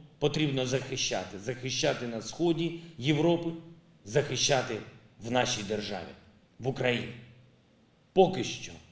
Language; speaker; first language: Ukrainian; non-native, local second language; Russian